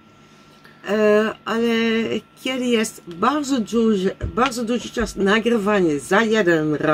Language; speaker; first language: Polish; non-native, learner; Dutch